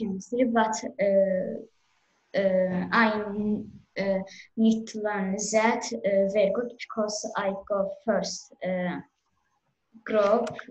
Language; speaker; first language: English; non-native, learner; Azerbaijani